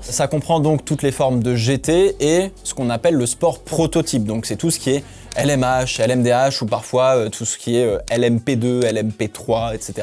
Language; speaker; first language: French; native; French